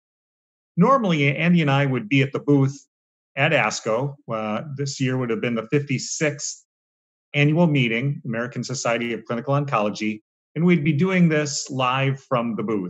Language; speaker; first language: English; native; English